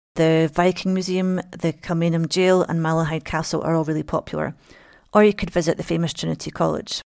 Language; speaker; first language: English; native; English